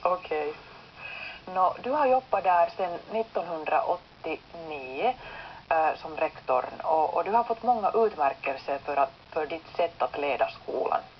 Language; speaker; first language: Swedish; non-native, local second language; Finnish